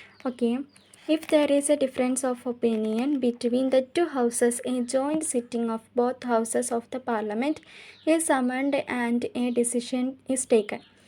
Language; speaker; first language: English; non-native, local second language; Malayalam